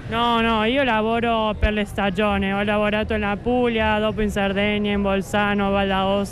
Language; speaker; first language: Italian; non-native, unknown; Spanish